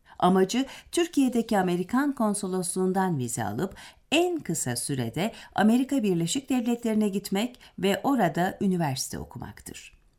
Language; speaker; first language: Turkish; native; Turkish